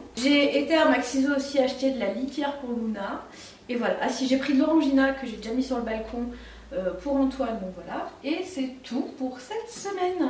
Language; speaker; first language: French; native; French